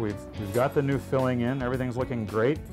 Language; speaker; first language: English; native; English